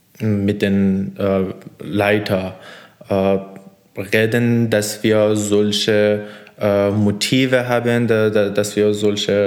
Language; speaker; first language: German; non-native, learner; Persian